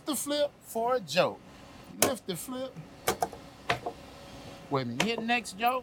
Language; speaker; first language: English; native; English